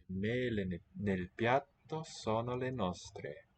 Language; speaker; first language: Italian; non-native, learner; English